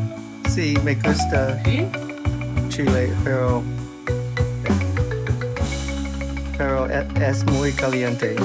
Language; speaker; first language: Spanish; non-native, learner; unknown